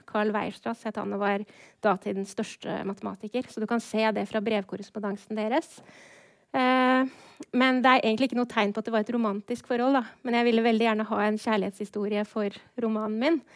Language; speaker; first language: Norwegian; native; Norwegian